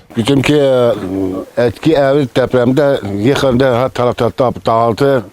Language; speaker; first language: Turkish; non-native, local second language; Kurdish